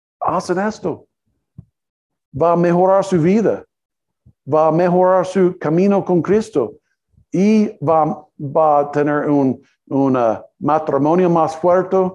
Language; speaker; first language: Spanish; non-native, learner; English